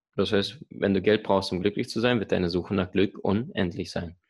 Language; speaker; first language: German; early bilingual, other home language; Russian